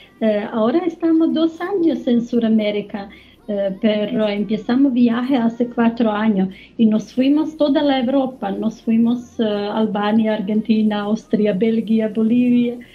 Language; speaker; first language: Spanish; non-native, learner; German